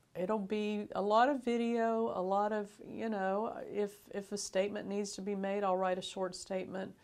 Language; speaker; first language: English; native; English